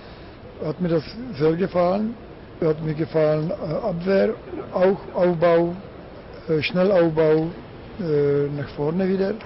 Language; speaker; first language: German; non-native, learner; Czech